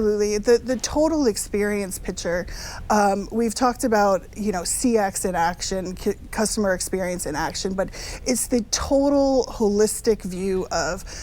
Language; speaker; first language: English; native; English